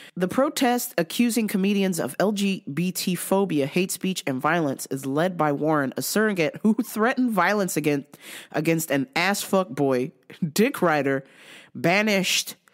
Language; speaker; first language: English; native; English